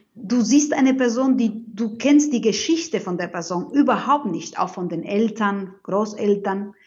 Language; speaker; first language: German; non-native, fluent; Spanish